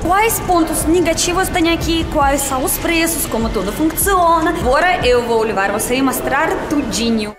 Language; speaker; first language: Portuguese; non-native, learner; Russian